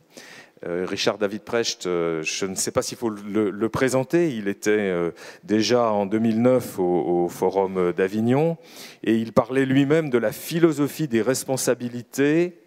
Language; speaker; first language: French; native; French